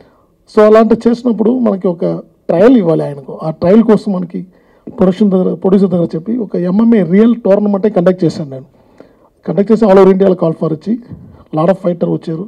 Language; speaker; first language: Telugu; non-native, fluent; Tamil